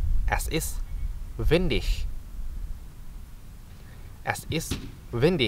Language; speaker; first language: German; non-native, fluent; Indonesian